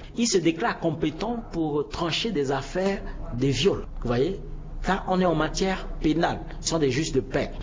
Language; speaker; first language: French; non-native, local second language; Sango